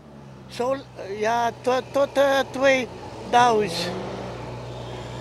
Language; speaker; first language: Dutch; non-native, learner; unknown